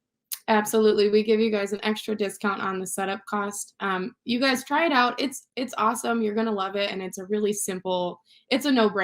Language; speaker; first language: English; native; English